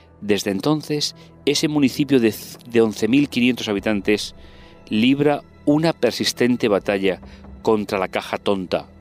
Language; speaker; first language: Spanish; native; Spanish